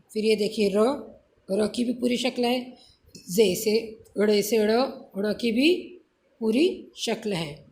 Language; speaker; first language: Urdu; native; Urdu